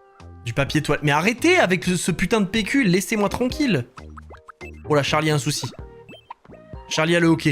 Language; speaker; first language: French; native; French